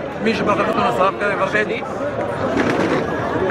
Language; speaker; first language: Hebrew; non-native, fluent; Amharic